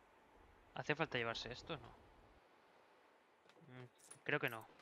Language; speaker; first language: Spanish; native; Spanish